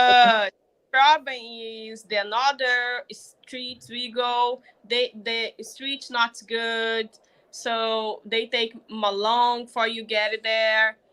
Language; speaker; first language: English; non-native, learner; Portuguese